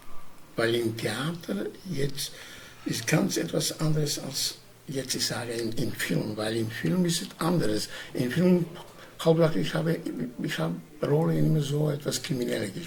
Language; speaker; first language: German; non-native, learner; Romany